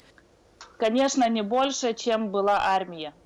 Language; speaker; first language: Russian; non-native, fluent; Lithuanian